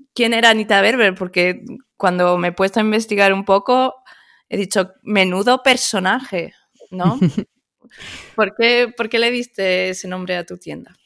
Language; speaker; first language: Spanish; early bilingual, other home language; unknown